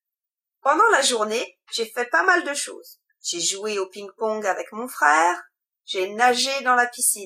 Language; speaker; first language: French; non-native, learner; English